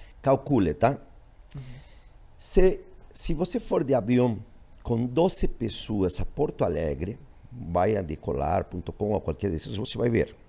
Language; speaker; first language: Portuguese; non-native, fluent; Spanish